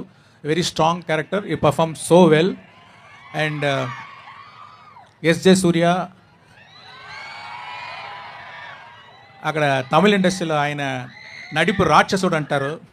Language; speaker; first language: Telugu; non-native, learner; Tamil